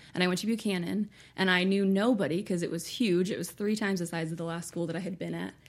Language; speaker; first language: English; native; English